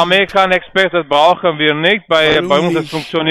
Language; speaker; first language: German; non-native, learner; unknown